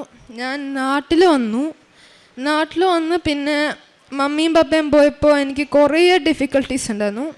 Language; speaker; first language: Malayalam; early bilingual, heritage; Malayalam